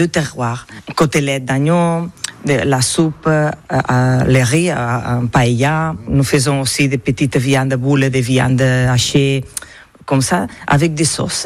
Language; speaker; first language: French; non-native, learner; Catalan